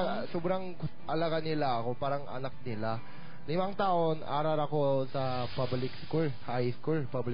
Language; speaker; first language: Filipino; non-native, learner; Korean